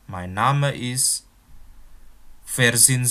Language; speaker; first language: German; non-native, fluent; Indonesian